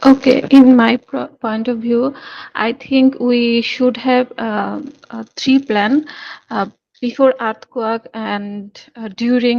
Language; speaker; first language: English; non-native, learner; Bangla